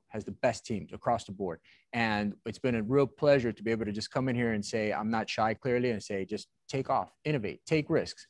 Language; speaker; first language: English; native; English